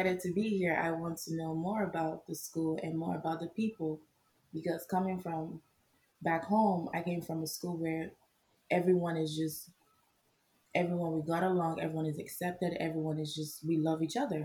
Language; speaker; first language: English; non-native, local second language; Igbo